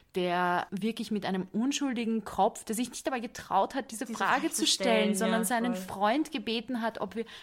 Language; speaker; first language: German; non-native, fluent; Hungarian